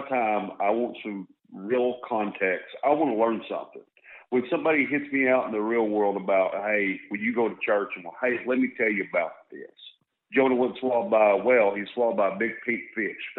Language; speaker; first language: English; native; English